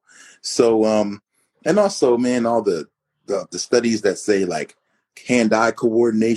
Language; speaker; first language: English; native; English